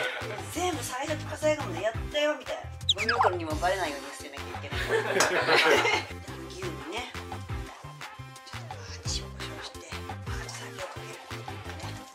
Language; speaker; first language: Japanese; native; Japanese